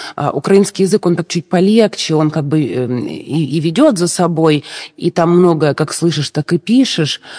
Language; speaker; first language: Russian; native; Russian